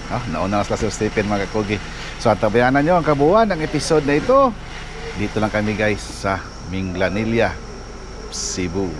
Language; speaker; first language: Filipino; non-native, local second language; Cebuano